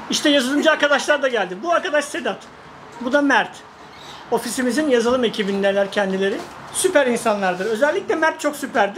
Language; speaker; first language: Turkish; native; Turkish